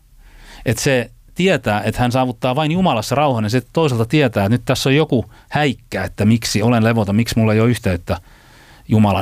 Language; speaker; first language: Finnish; native; Finnish